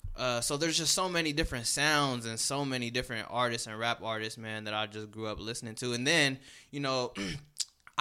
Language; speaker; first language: English; native; English